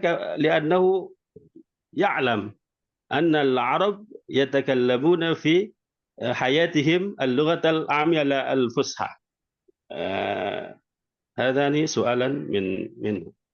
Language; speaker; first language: Arabic; non-native, fluent; Indonesian